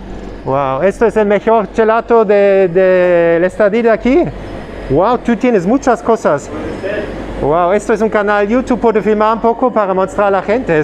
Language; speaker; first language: Spanish; non-native, learner; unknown